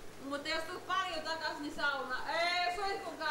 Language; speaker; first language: Finnish; non-native, learner; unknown